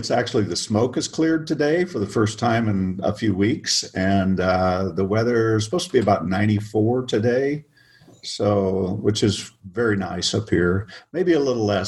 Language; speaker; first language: English; native; English